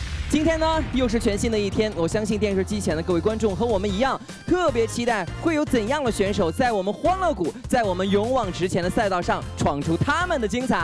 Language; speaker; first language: Chinese; native; Chinese